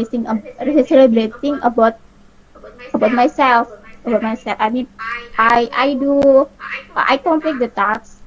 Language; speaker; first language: English; non-native, learner; Indonesian